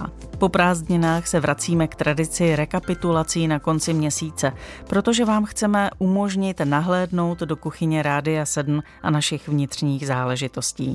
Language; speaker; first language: Czech; native; Czech